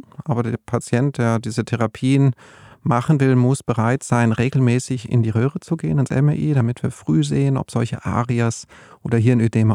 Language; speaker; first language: German; native; German